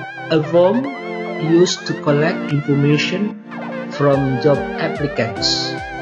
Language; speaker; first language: English; non-native, fluent; Indonesian